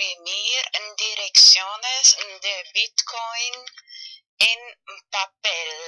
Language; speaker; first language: Spanish; non-native, fluent; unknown